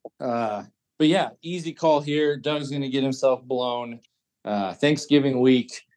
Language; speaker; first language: English; native; English